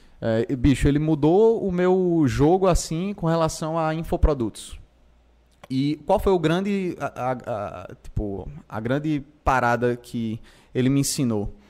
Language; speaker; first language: Portuguese; native; Portuguese